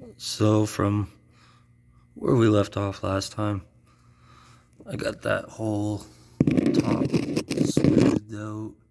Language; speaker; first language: English; native; English